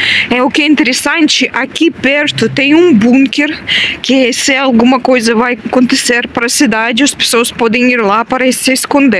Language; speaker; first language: Portuguese; non-native, learner; Russian